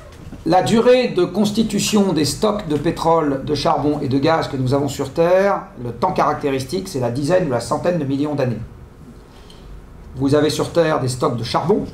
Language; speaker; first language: French; native; French